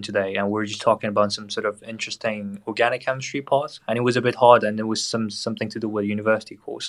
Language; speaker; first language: English; non-native, fluent; Korean